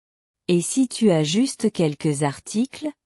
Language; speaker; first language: French; non-native, local second language; Arabic